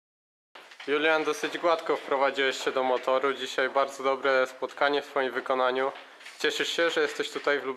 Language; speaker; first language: Polish; native; Polish